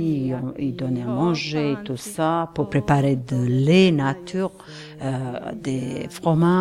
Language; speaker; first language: French; non-native, learner; Serbian